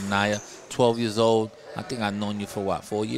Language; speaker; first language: English; native; English